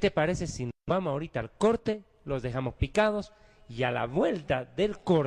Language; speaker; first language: Spanish; native; Spanish